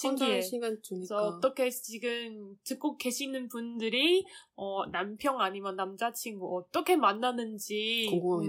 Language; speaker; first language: Korean; non-native, learner; Chinese